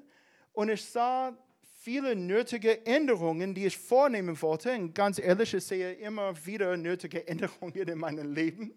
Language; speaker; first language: German; non-native, fluent; English